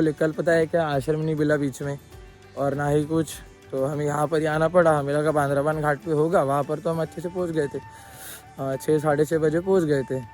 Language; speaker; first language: Hindi; non-native, local second language; Marathi